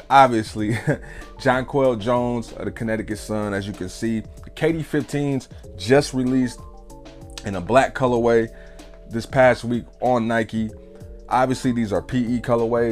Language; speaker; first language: English; native; English